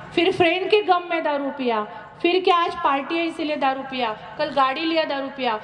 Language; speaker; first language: Hindi; non-native, local second language; Marathi